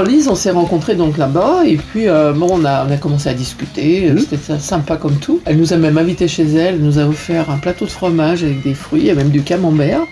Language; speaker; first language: French; native; French